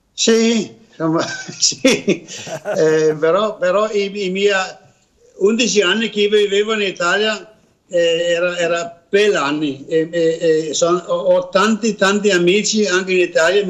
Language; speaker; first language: Italian; non-native, learner; Danish